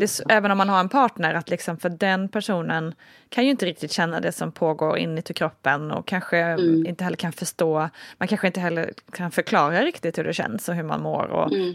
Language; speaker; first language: Swedish; native; Swedish